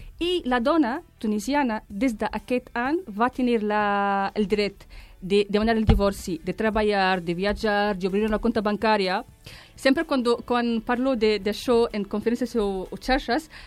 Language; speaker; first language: Catalan; non-native, learner; Arabic